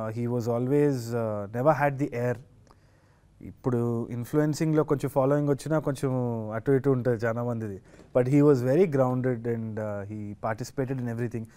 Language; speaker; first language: Telugu; native; Telugu